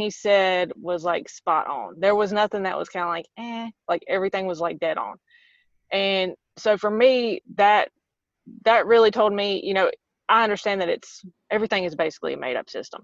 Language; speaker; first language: English; native; English